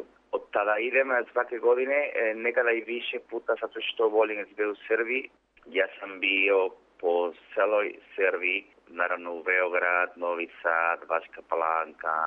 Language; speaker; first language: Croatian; early bilingual, heritage; Spanish